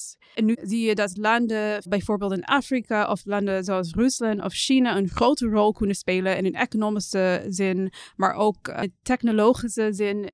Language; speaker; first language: Dutch; non-native, fluent; English